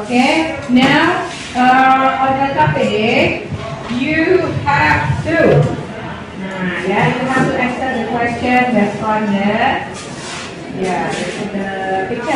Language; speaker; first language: English; non-native, learner; Indonesian